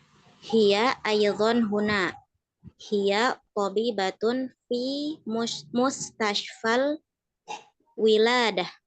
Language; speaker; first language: Arabic; non-native, learner; Indonesian